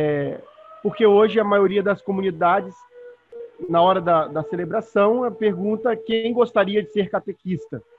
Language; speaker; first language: Portuguese; native; Portuguese